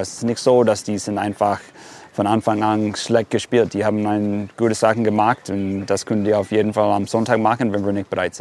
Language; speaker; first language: German; non-native, fluent; English